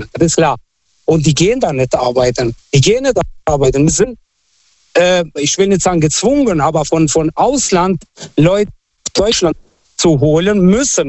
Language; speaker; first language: German; non-native, fluent; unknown